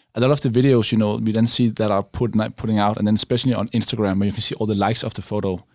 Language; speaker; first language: English; non-native, fluent; Danish